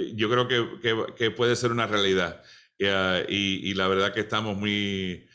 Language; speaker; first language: Spanish; early bilingual, other home language; English